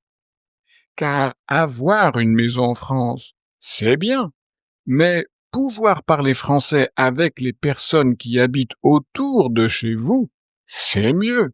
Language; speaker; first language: French; native; French